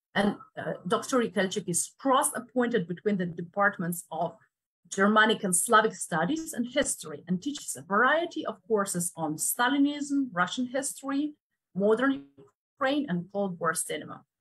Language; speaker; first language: English; non-native, fluent; Ukrainian